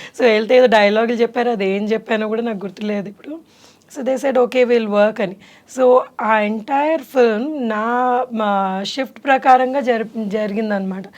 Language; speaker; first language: Telugu; native; Telugu